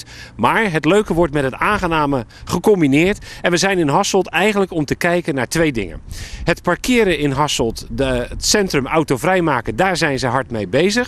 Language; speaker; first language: Dutch; native; Dutch